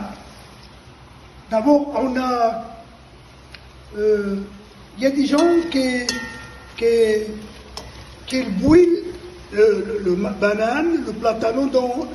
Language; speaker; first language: French; non-native, local second language; Arabic